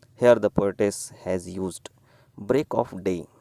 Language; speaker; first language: English; non-native, local second language; Marathi